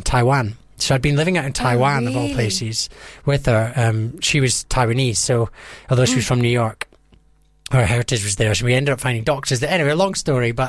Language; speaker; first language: English; native; English